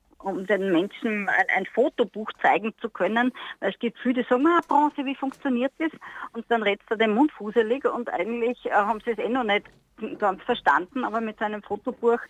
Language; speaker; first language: German; native; German